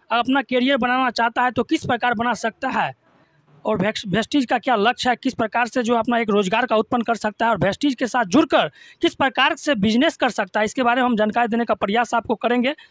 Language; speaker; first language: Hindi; native; Hindi